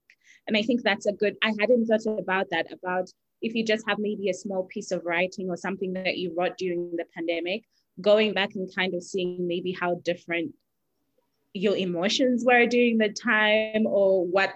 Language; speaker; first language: English; non-native, local second language; Ganda